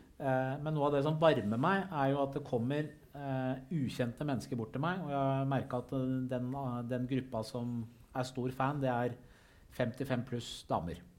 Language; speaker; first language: Norwegian; early bilingual, other home language; Persian